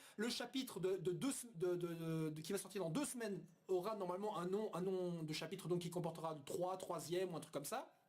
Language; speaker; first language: French; native; French